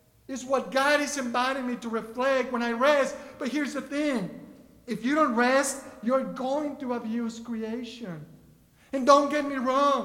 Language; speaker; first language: English; non-native, fluent; Spanish